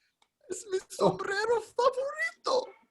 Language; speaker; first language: Spanish; non-native, learner; English